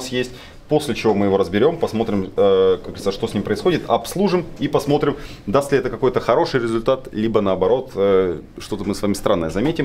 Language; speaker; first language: Russian; native; Russian